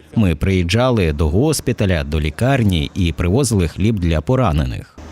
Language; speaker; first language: Ukrainian; non-native, fluent; French